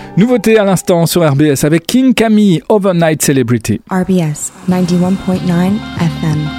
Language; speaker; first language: French; native; French